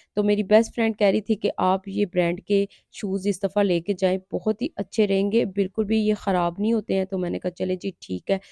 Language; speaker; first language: Urdu; non-native, local second language; Punjabi